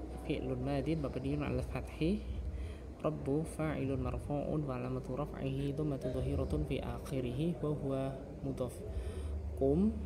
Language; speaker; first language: Arabic; non-native, fluent; Indonesian